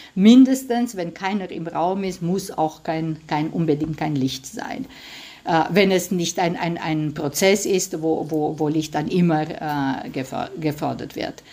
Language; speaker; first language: German; non-native, fluent; Romanian